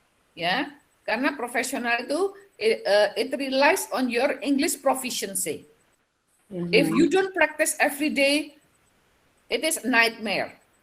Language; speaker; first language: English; non-native, fluent; Javanese